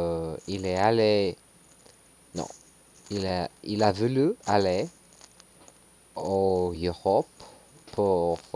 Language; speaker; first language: French; non-native, learner; English